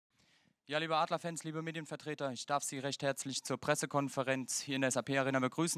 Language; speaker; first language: German; native; German